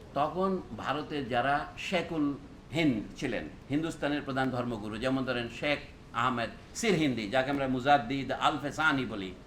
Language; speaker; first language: Bangla; non-native, local second language; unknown